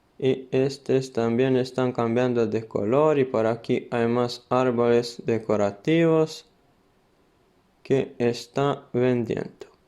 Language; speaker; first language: Spanish; non-native, fluent; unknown